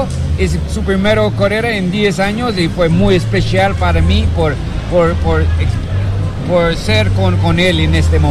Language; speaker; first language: Spanish; non-native, learner; English